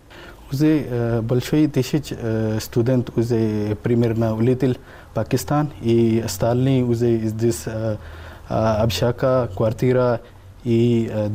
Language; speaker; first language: Russian; non-native, learner; Urdu